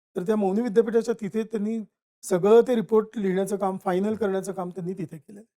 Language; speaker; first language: Marathi; non-native, local second language; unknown